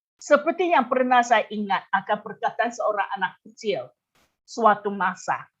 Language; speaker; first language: Malay; non-native, local second language; Chinese